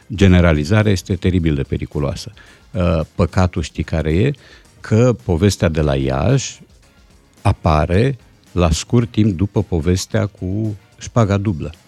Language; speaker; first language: Romanian; native; Romanian